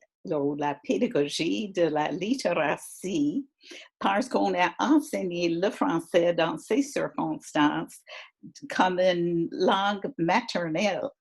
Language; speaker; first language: French; non-native, fluent; English